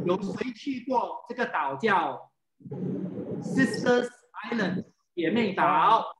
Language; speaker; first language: Chinese; non-native, local second language; English